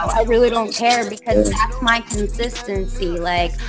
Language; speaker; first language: English; native; English